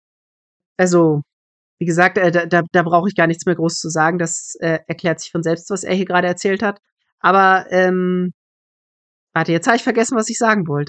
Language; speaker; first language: German; native; German